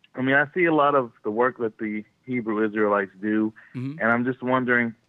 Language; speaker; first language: English; native; English